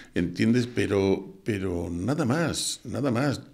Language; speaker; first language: Spanish; native; Spanish